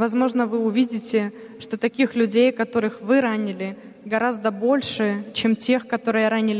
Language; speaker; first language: Russian; native; Russian